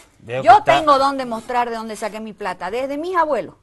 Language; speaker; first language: Spanish; native; Spanish